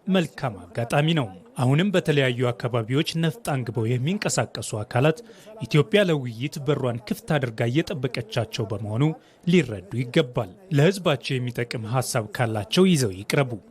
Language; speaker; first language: Amharic; non-native, local second language; Tigrinya